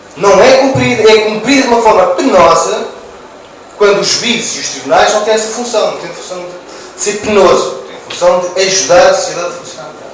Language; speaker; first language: Portuguese; native; Portuguese